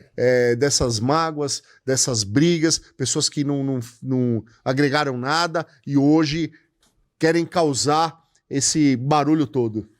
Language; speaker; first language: Portuguese; native; Portuguese